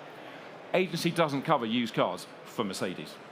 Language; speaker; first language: English; native; English